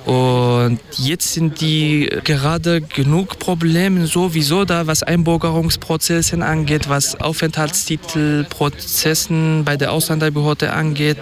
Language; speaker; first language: German; non-native, fluent; Kurdish